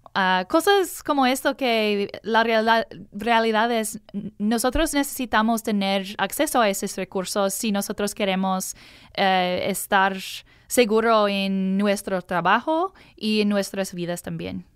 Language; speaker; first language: Spanish; non-native, learner; English